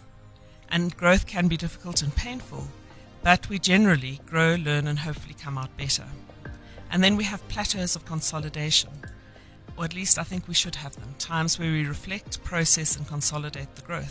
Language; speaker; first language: English; native; English